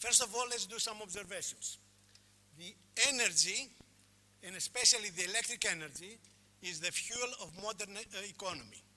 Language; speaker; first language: English; non-native, fluent; Greek